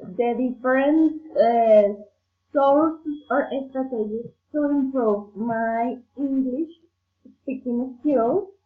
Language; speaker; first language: English; non-native, learner; Spanish